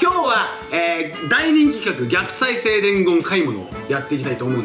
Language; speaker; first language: Japanese; native; Japanese